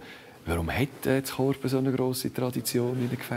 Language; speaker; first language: German; native; German